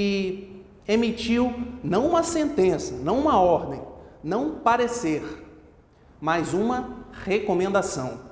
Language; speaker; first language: Portuguese; native; Portuguese